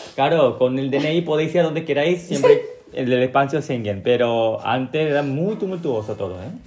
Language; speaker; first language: Spanish; non-native, local second language; Korean